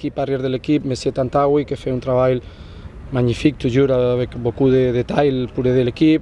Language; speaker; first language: French; non-native, learner; Spanish